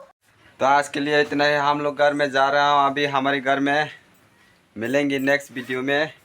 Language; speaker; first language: Hindi; non-native, local second language; Kok Borok